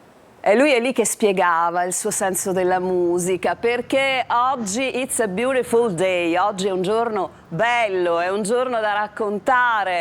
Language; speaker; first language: Italian; native; Italian